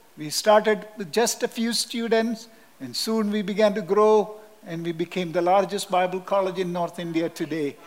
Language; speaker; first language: English; non-native, local second language; Malayalam